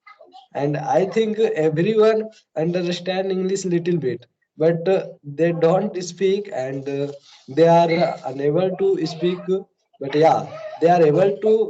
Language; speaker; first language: English; non-native, learner; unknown